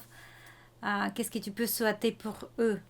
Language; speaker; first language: French; non-native, fluent; Russian